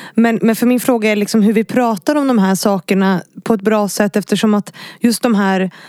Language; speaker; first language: Swedish; native; Swedish